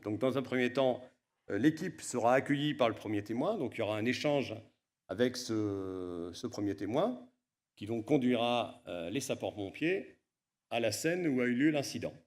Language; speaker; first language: French; native; French